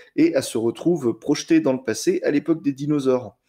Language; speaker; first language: French; native; French